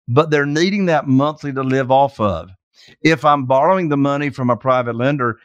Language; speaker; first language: English; native; English